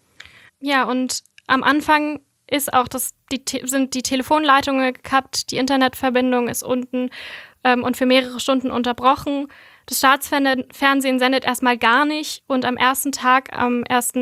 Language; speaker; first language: German; native; German